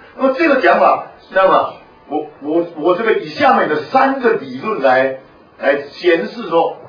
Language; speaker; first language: Chinese; non-native, local second language; Hakka Chinese